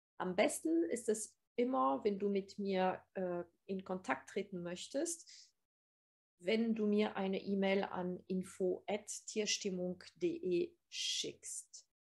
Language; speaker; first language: German; non-native, fluent; French